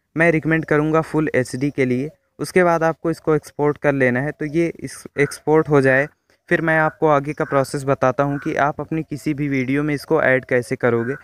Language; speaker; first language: Hindi; native; Hindi